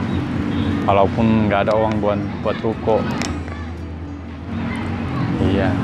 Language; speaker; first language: Indonesian; non-native, learner; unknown